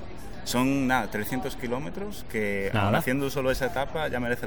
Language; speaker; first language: Spanish; native; Spanish